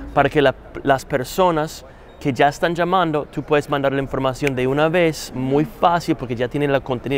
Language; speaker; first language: Spanish; non-native, fluent; English